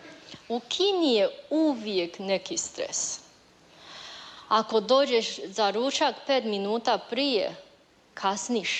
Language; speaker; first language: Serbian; non-native, learner; Chinese